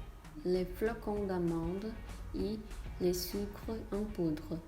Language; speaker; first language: French; non-native, learner; Portuguese